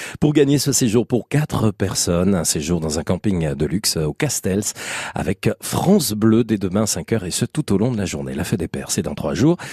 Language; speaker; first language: French; native; French